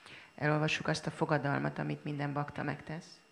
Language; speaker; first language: Hungarian; native; Hungarian